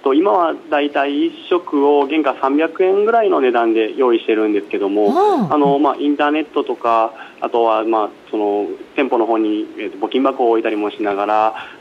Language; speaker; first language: Japanese; native; Japanese